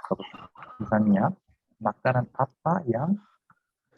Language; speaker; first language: Indonesian; non-native, fluent; Korean